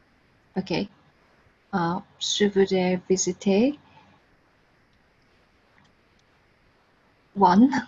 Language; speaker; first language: French; non-native, learner; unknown